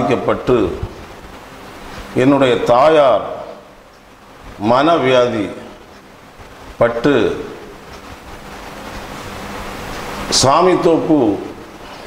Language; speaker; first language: Tamil; native; Tamil